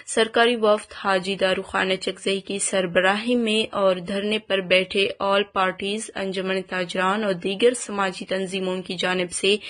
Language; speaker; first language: Urdu; non-native, local second language; Baluchi